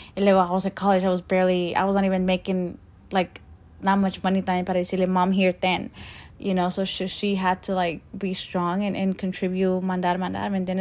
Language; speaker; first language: English; early bilingual, other home language; Spanish